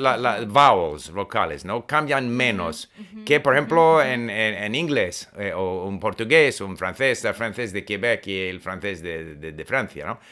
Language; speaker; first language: Spanish; non-native, fluent; English